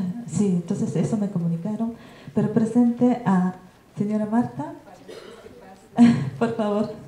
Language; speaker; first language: Spanish; non-native, learner; Japanese